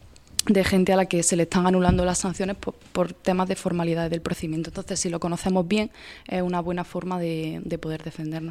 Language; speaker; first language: Spanish; native; Spanish